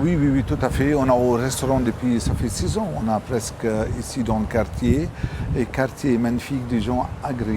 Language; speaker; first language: French; non-native, local second language; Arabic